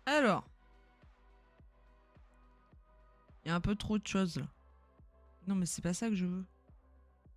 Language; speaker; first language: French; native; French